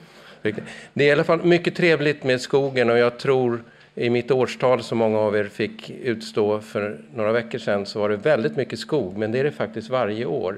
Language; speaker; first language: Swedish; native; Swedish